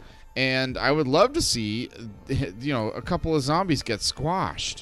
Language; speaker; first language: English; native; English